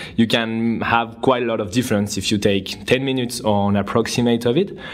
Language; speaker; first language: English; non-native, fluent; French